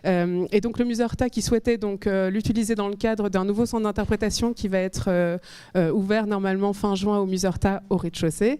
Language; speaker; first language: French; native; French